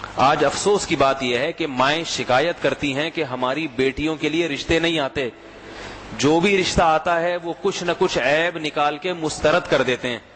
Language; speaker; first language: Urdu; native; Urdu